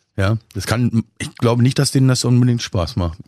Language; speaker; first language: German; native; German